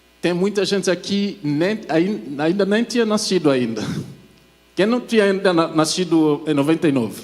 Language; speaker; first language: Portuguese; non-native, fluent; French